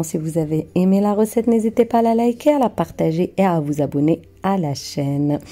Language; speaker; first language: French; non-native, local second language; Arabic